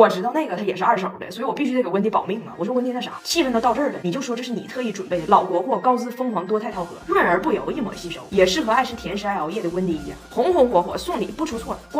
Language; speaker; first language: Chinese; native; Chinese